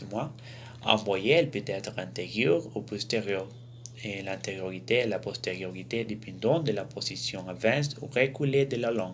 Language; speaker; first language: French; non-native, learner; Spanish